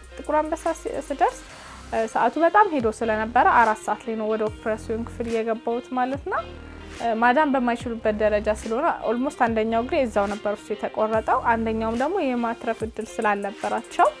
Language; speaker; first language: Amharic; native; Amharic